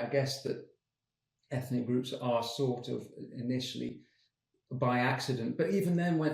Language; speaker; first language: English; native; English